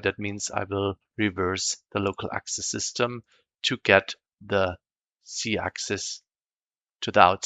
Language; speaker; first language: English; non-native, fluent; German